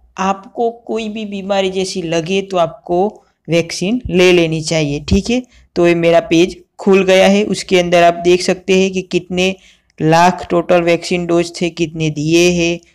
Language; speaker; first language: Hindi; non-native, local second language; Gujarati